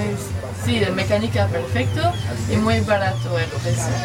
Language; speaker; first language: Spanish; non-native, learner; French